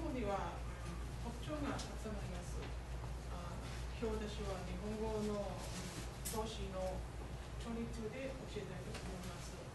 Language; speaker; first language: Japanese; non-native, learner; English